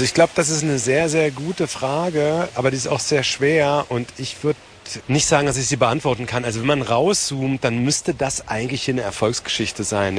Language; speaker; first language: German; native; German